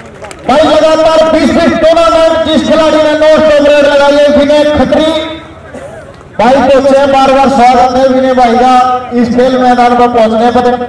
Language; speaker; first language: Hindi; native; Hindi